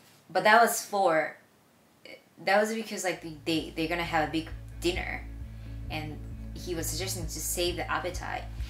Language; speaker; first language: English; non-native, fluent; Japanese